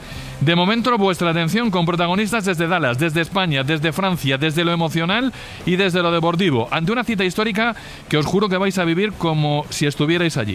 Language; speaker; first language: Spanish; native; Spanish